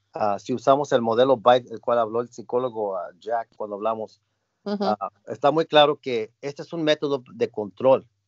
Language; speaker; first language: Spanish; early bilingual, heritage; Spanish